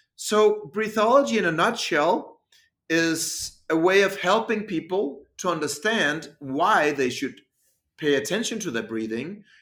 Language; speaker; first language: English; non-native, fluent; Danish